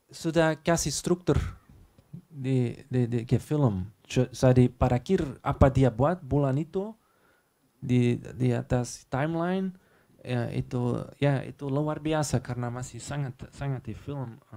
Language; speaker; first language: Indonesian; non-native, learner; Dutch